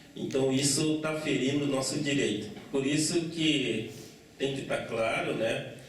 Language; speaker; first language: Portuguese; non-native, local second language; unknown